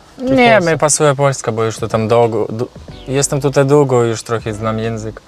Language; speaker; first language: Polish; non-native, learner; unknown